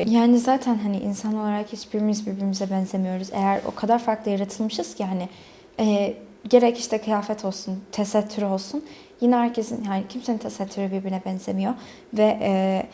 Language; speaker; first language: Turkish; early bilingual, other home language; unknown